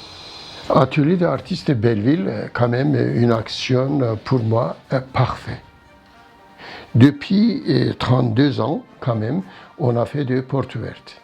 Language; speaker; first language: French; non-native, learner; Turkish